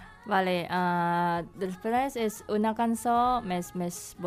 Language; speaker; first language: Catalan; non-native, learner; Indonesian